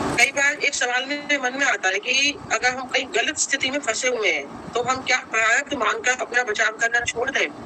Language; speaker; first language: Hindi; native; Hindi